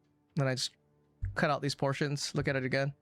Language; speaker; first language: English; native; English